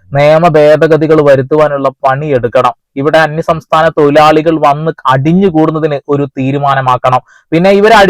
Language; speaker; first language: Malayalam; native; Malayalam